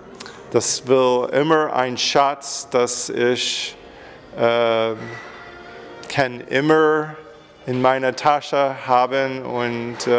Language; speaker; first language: German; non-native, learner; English